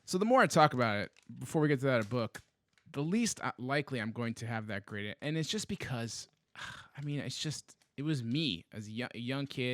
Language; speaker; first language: English; native; English